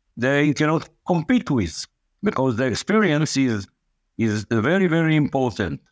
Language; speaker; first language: English; non-native, fluent; Hebrew